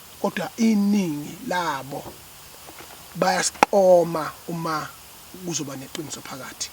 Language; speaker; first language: Zulu; native; Zulu